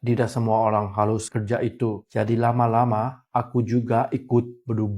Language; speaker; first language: Indonesian; non-native, fluent; Chinese